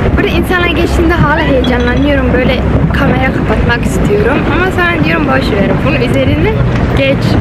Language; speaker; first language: Turkish; early bilingual, heritage; Turkish